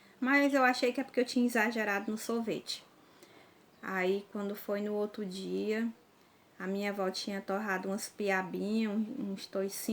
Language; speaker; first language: Portuguese; native; Portuguese